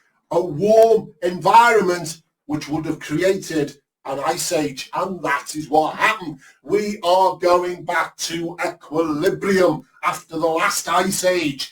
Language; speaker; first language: English; native; English